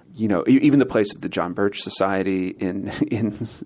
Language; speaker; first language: English; native; English